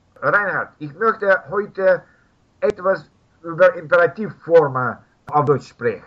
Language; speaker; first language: German; non-native, learner; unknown